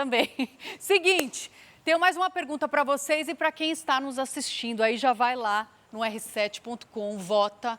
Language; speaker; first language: Portuguese; native; Portuguese